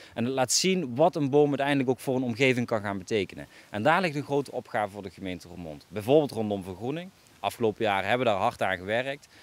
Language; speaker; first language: Dutch; native; Dutch